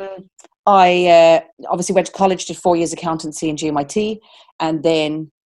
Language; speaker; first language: English; native; English